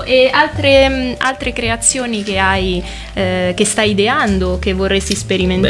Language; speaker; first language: Italian; native; Italian